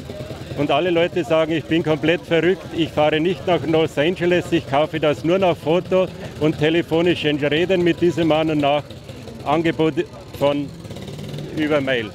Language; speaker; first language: German; non-native, fluent; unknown